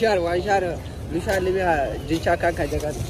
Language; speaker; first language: Chinese; non-native, learner; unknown